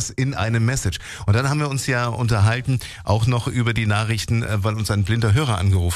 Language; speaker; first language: German; native; German